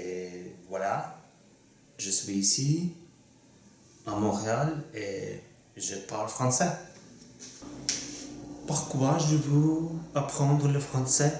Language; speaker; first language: French; non-native, learner; Russian